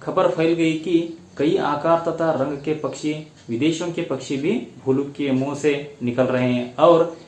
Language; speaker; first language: Hindi; non-native, local second language; Kannada